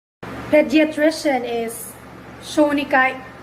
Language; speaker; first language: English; non-native, local second language; Filipino